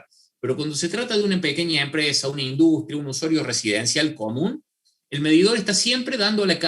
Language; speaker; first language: Spanish; native; Spanish